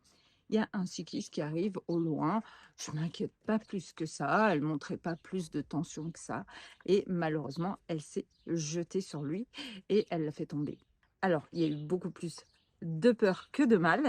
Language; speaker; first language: French; native; French